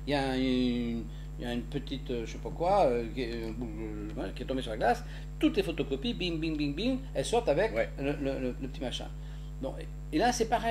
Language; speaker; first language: French; native; French